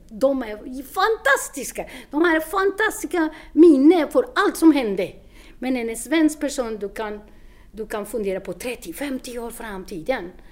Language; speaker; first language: Swedish; non-native, fluent; Spanish